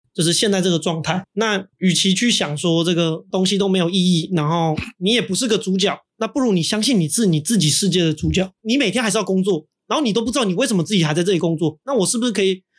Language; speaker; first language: Chinese; native; Chinese